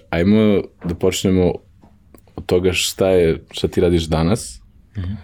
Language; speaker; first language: Serbian; native; Serbian